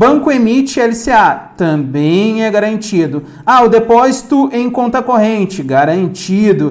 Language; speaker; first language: Portuguese; native; Portuguese